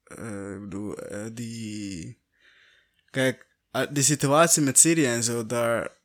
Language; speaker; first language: Dutch; non-native, fluent; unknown